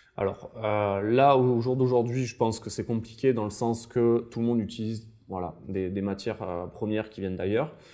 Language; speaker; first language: French; native; French